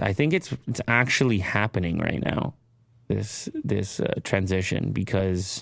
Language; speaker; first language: English; native; English